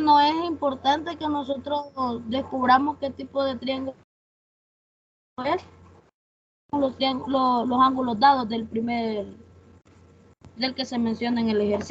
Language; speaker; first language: Spanish; native; Spanish